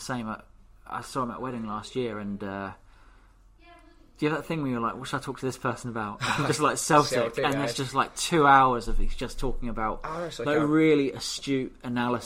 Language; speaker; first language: English; native; English